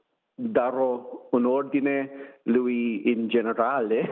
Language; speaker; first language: Italian; non-native, learner; English